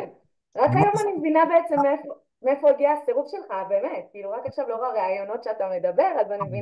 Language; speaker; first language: Hebrew; native; Hebrew